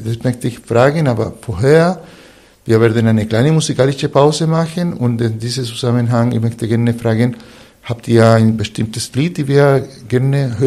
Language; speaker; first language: German; non-native, fluent; Spanish